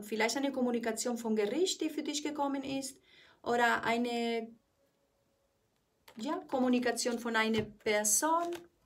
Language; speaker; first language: German; non-native, fluent; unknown